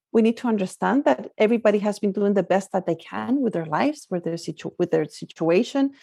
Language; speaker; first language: English; non-native, fluent; Spanish